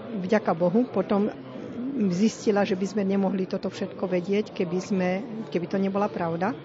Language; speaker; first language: Slovak; native; Slovak